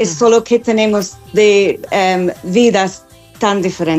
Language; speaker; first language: Spanish; non-native, fluent; English